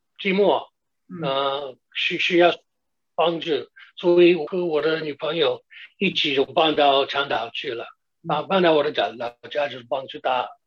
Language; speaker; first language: Chinese; non-native, fluent; English